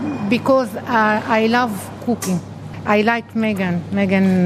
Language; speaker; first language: English; non-native, learner; Arabic